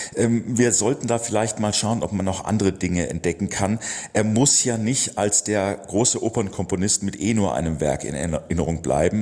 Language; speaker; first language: German; native; German